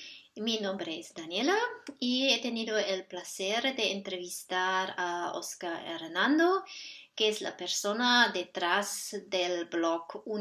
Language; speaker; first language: Spanish; non-native, fluent; Portuguese